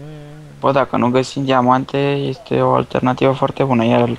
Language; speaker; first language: Romanian; native; Romanian